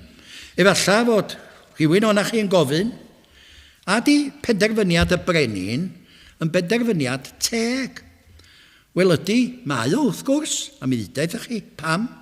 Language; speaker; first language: Welsh; native; Welsh